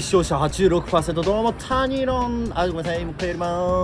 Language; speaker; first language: Japanese; native; Japanese